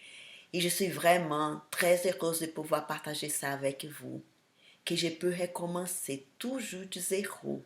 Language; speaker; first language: French; non-native, fluent; Portuguese